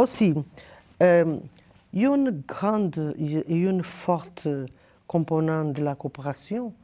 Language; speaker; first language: French; non-native, learner; Portuguese